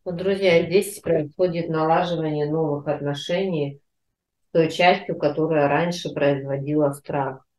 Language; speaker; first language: Russian; native; Russian